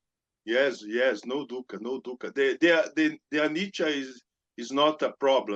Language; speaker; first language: English; non-native, learner; Portuguese